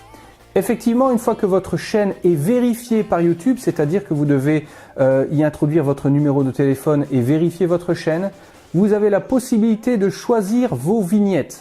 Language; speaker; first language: French; native; French